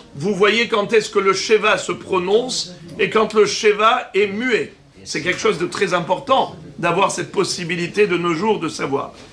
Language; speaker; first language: French; native; French